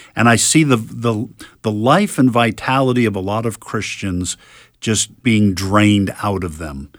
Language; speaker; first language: English; native; English